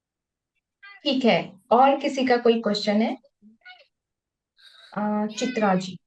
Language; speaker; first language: Hindi; native; Hindi